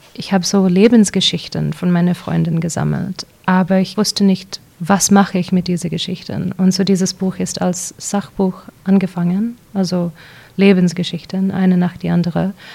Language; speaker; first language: German; early bilingual, heritage; English